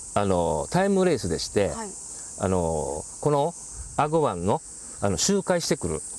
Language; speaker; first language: Japanese; native; Japanese